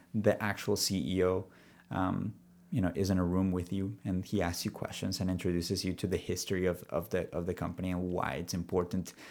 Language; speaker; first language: English; early bilingual, other home language; Spanish